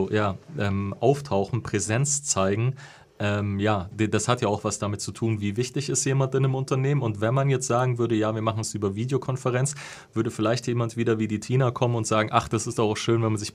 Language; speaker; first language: German; native; German